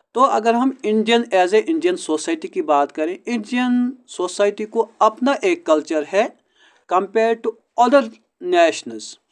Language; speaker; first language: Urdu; non-native, local second language; Kashmiri